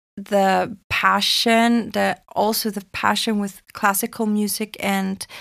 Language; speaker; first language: English; non-native, fluent; German